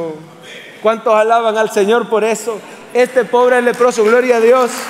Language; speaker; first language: Spanish; native; Spanish